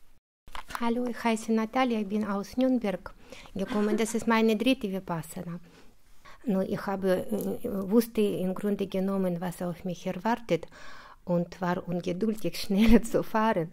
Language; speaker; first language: German; non-native, fluent; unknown